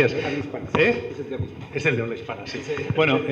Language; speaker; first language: Spanish; native; Spanish